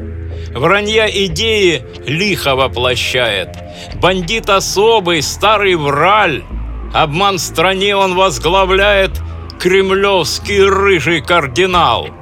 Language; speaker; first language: Russian; native; Russian